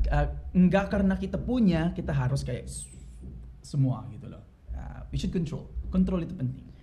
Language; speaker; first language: Indonesian; non-native, fluent; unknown